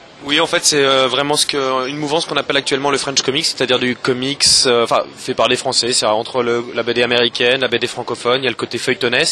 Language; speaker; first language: French; native; French